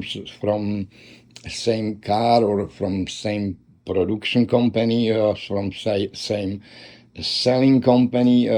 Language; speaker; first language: English; non-native, learner; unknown